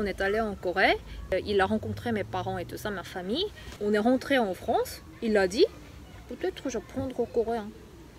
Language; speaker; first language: French; non-native, fluent; Korean